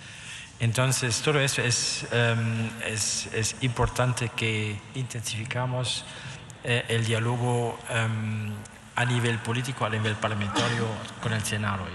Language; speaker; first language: Spanish; non-native, fluent; German